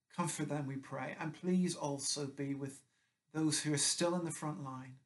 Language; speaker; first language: English; native; English